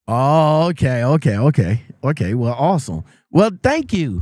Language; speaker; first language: English; native; English